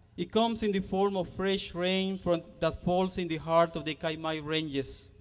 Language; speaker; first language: English; non-native, fluent; Spanish